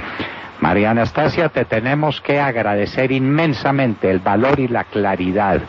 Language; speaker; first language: Spanish; native; Spanish